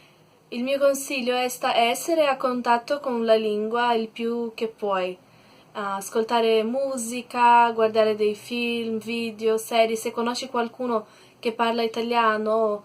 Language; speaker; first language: Italian; non-native, learner; Portuguese